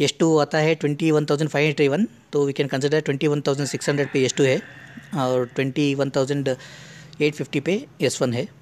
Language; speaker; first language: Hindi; non-native, local second language; Kannada